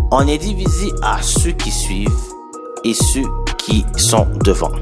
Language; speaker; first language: French; native; French